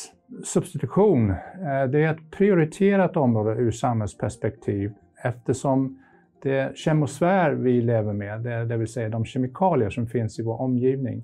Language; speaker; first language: Swedish; non-native, fluent; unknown